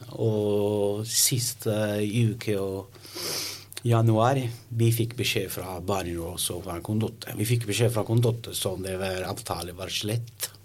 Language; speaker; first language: Norwegian; non-native, learner; Italian